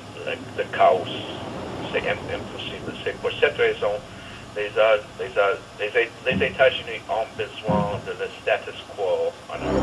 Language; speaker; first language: French; non-native, fluent; English